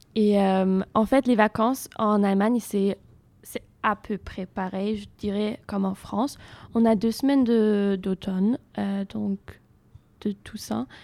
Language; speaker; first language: French; non-native, fluent; German